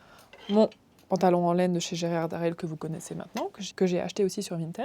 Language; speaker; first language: French; native; French